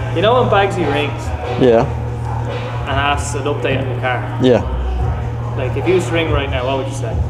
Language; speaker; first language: English; native; English